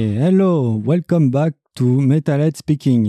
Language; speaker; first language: English; non-native, learner; French